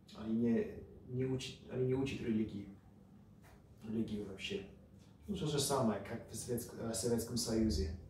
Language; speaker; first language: Russian; early bilingual, heritage; Russian